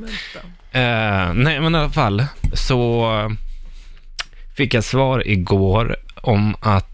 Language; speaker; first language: Swedish; early bilingual, other home language; Spanish